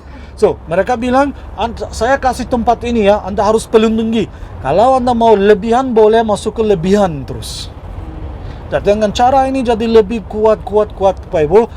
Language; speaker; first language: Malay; non-native, fluent; Turkish